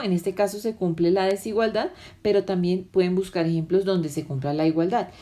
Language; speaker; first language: Spanish; native; Spanish